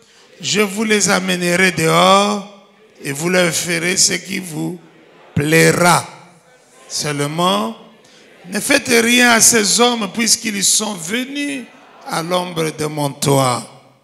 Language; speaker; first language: French; non-native, local second language; Lingala